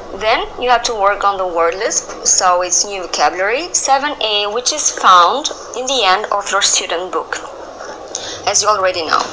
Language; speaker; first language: English; non-native, fluent; Albanian